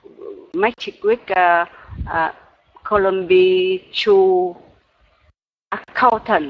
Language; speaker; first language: English; non-native, learner; Vietnamese